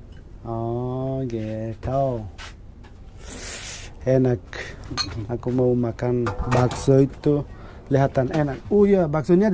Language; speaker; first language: Indonesian; non-native, learner; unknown